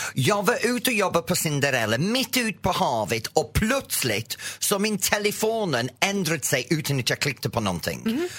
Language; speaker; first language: Swedish; non-native, fluent; English